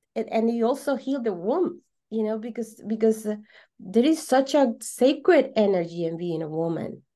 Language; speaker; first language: English; non-native, fluent; Spanish